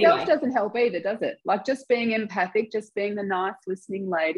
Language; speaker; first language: English; native; English